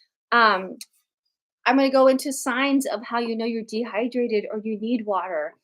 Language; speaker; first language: English; native; English